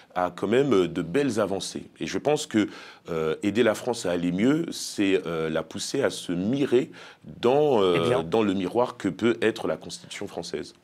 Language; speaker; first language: French; native; French